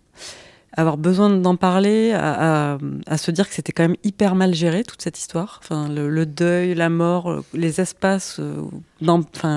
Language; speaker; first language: French; native; French